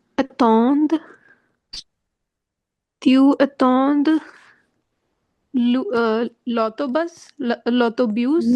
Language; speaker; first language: French; non-native, learner; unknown